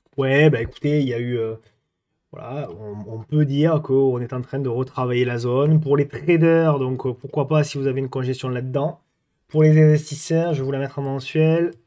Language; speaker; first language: French; native; French